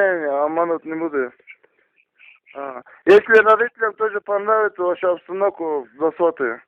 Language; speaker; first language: Russian; non-native, local second language; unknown